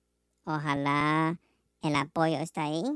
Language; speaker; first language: Spanish; non-native, learner; English